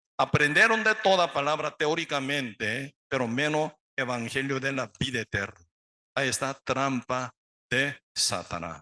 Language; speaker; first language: Spanish; non-native, learner; Korean